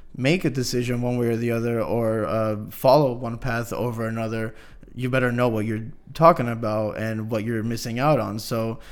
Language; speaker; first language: English; native; English